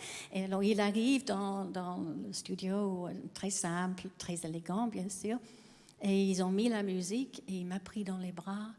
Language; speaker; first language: French; non-native, fluent; English